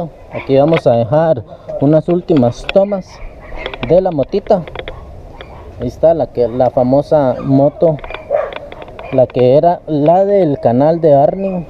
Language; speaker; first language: Spanish; native; Spanish